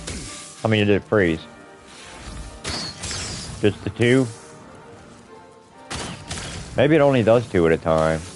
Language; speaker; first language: English; native; English